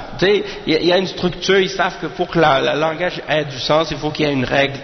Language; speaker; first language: French; native; French